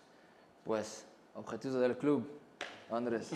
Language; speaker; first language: Spanish; non-native, learner; French